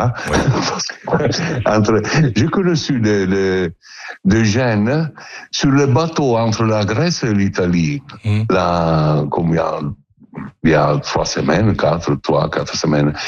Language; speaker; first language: French; non-native, learner; Italian